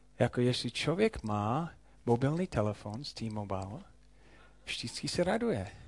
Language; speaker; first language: Czech; non-native, fluent; English